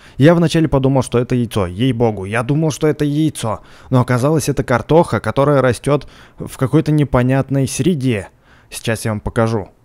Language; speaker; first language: Russian; native; Russian